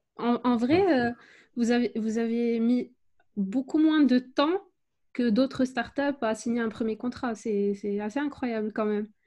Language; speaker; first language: French; native; French